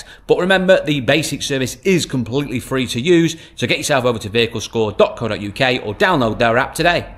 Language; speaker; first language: English; native; English